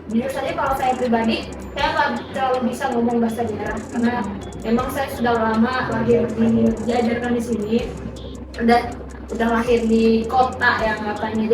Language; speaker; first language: Indonesian; native; Indonesian